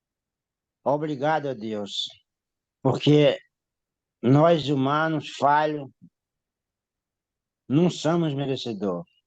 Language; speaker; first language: Portuguese; native; Portuguese